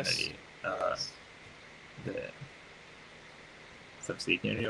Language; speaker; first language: English; non-native, learner; Japanese